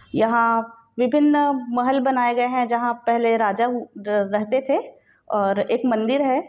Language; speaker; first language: Hindi; native; Hindi